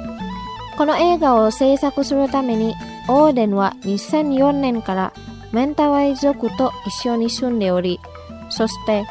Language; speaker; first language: Japanese; non-native, fluent; Indonesian